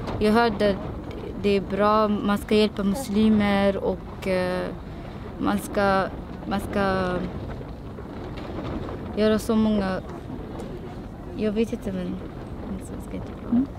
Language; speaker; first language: Swedish; early bilingual, other home language; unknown